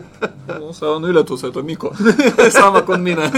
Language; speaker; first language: Finnish; non-native, learner; Russian